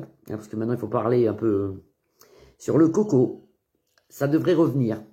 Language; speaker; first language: French; native; French